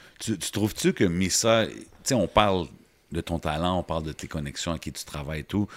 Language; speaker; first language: French; early bilingual, other home language; Arabic